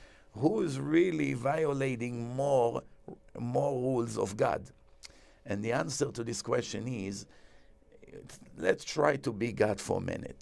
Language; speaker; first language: English; non-native, fluent; Hebrew